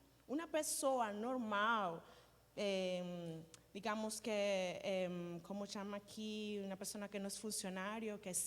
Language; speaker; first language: Portuguese; non-native, learner; Spanish